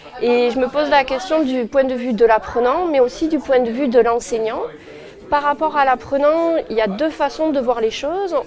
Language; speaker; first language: French; native; French